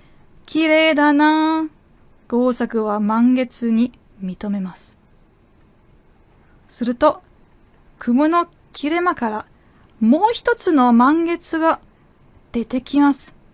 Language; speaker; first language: Japanese; non-native, fluent; German